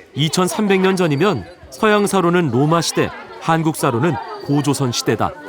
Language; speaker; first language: Korean; native; Korean